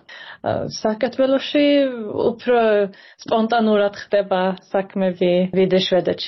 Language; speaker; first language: Georgian; early bilingual, heritage; Georgian